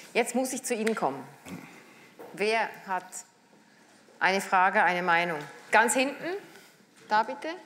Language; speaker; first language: German; native; German